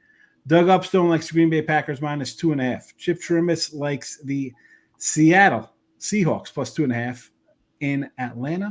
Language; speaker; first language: English; native; English